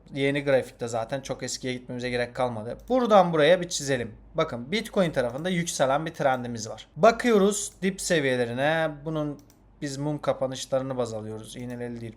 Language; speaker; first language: Turkish; non-native, fluent; Azerbaijani